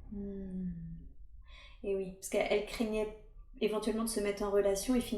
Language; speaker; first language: French; native; French